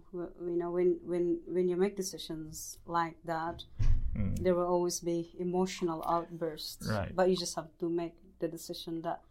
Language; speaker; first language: English; non-native, local second language; Cebuano